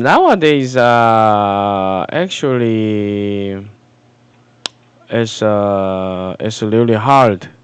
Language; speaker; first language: English; non-native, fluent; Korean